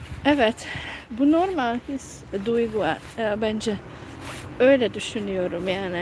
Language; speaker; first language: Turkish; non-native, fluent; Hungarian